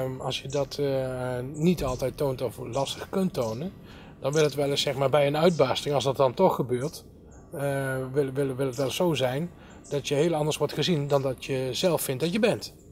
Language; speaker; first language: Dutch; native; Dutch